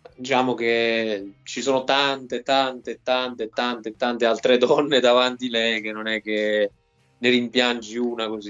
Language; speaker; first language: Italian; native; Italian